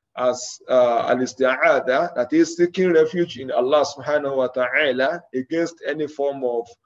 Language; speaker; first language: English; non-native, local second language; Yoruba